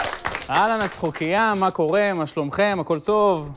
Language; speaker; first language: Hebrew; native; Hebrew